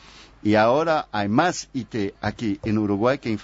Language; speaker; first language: Portuguese; non-native, fluent; French